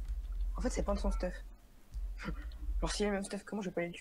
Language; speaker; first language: French; native; French